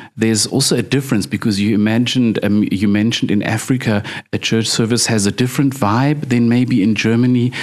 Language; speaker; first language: English; early bilingual, other home language; German